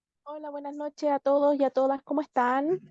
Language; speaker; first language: Spanish; native; Spanish